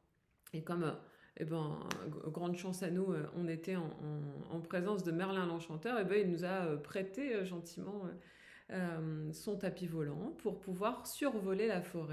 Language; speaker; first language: French; native; French